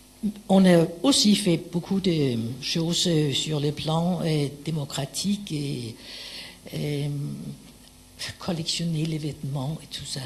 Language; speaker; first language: French; non-native, fluent; Danish